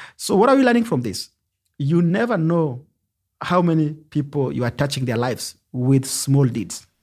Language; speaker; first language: English; non-native, local second language; Luo (Kenya and Tanzania)